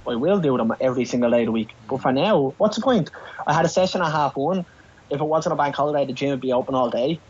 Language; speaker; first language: English; native; English